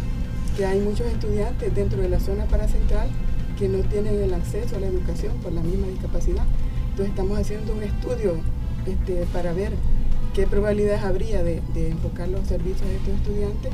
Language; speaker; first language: Spanish; native; Spanish